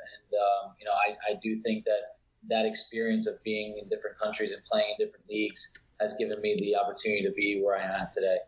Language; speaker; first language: English; early bilingual, other home language; Italian